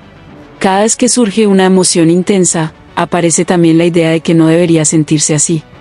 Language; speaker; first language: Spanish; native; Spanish